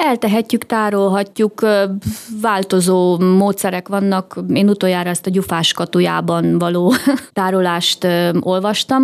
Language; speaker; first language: Hungarian; native; Hungarian